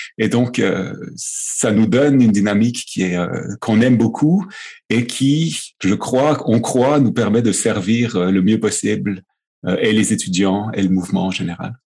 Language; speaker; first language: French; native; French